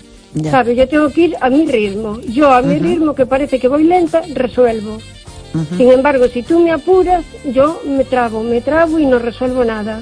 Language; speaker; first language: Spanish; native; Spanish